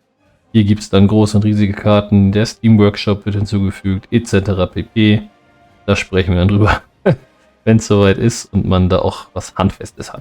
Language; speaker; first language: German; native; German